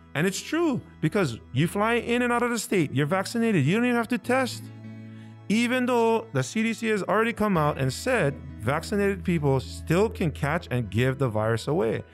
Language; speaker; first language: English; native; English